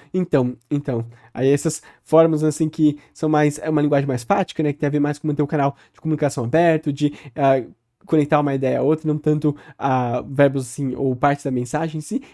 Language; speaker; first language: Portuguese; native; Portuguese